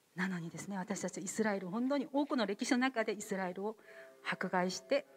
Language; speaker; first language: Japanese; non-native, fluent; Korean